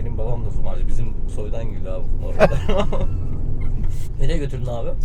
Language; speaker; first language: Turkish; native; Turkish